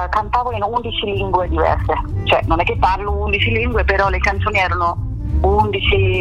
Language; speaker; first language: Italian; non-native, fluent; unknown